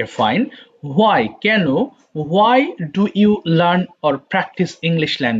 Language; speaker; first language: English; non-native, fluent; Bangla